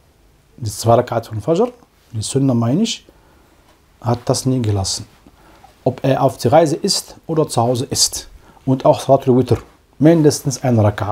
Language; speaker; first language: German; non-native, fluent; Arabic